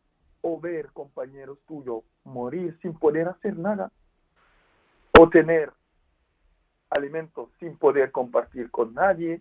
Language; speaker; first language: Spanish; non-native, fluent; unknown